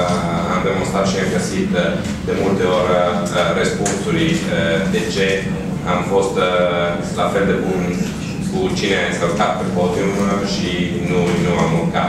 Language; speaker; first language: Romanian; non-native, fluent; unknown